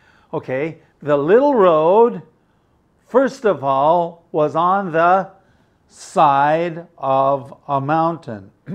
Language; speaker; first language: English; native; English